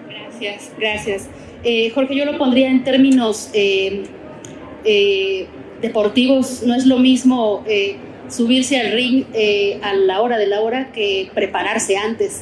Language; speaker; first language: Spanish; native; Spanish